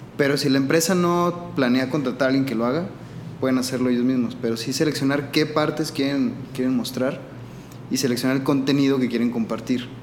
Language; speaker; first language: Spanish; native; Spanish